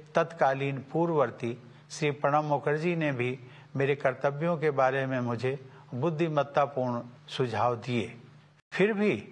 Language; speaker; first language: Hindi; native; Hindi